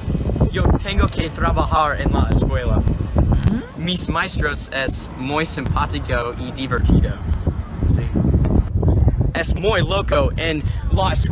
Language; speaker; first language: Spanish; non-native, learner; English